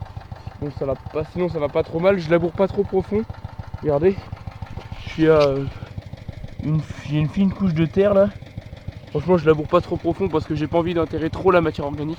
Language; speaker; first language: French; native; French